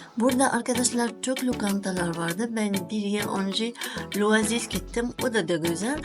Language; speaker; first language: Turkish; non-native, learner; Arabic